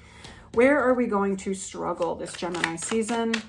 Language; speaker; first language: English; native; English